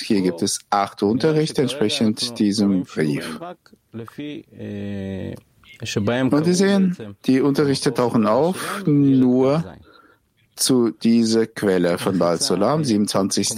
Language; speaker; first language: German; non-native, fluent; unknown